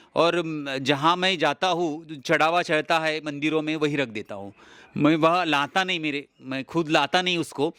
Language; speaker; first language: Hindi; non-native, local second language; Marathi